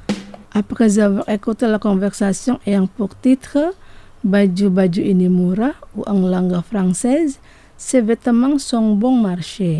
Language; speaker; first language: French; non-native, fluent; Indonesian